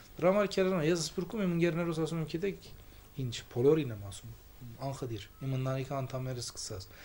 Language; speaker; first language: Armenian; early bilingual, heritage; Armenian